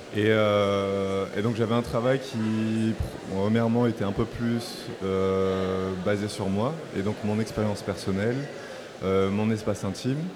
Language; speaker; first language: French; native; French